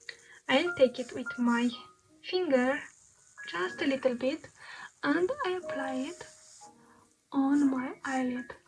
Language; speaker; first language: English; non-native, fluent; Romanian